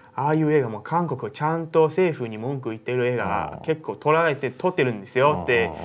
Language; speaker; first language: Japanese; non-native, fluent; Chinese